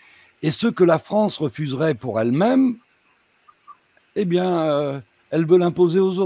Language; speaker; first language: French; native; French